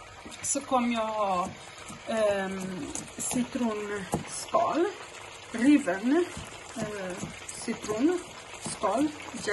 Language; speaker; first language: Swedish; non-native, fluent; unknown